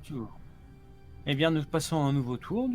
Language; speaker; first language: French; native; French